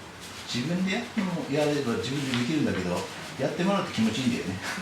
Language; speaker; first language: Japanese; native; Japanese